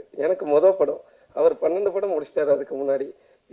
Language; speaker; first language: Tamil; native; Tamil